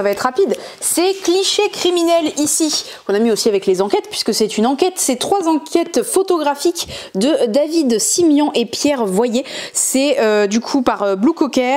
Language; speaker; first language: French; native; French